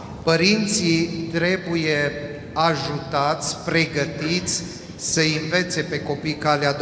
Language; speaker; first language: Romanian; non-native, fluent; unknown